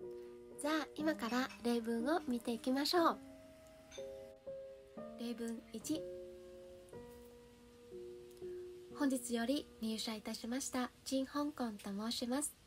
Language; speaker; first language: Japanese; non-native, fluent; Vietnamese